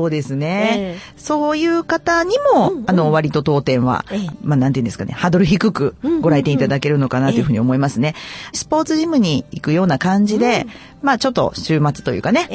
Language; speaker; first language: Japanese; native; Japanese